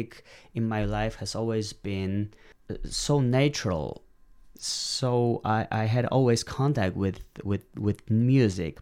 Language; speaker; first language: English; non-native, fluent; Polish